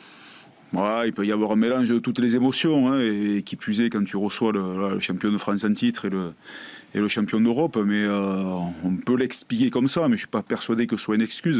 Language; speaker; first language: French; native; French